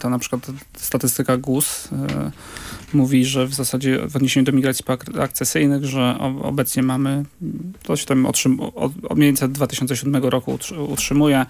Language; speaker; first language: Polish; native; Polish